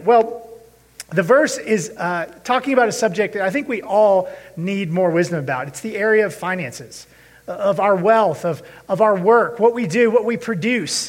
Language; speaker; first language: English; native; English